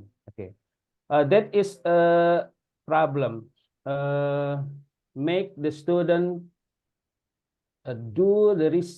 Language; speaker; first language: English; non-native, learner; Indonesian